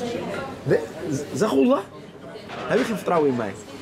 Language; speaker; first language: Dutch; native; Dutch